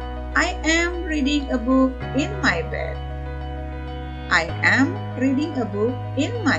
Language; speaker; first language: English; non-native, fluent; Indonesian